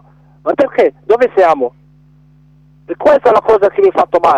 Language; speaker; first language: Italian; non-native, learner; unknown